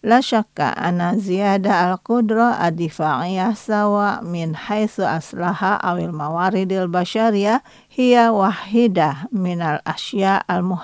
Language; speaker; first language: Arabic; non-native, fluent; Indonesian